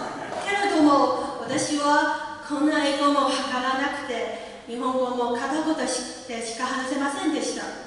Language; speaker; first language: Japanese; non-native, learner; Chinese